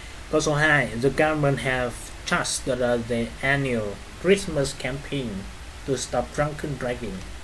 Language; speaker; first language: English; non-native, fluent; Vietnamese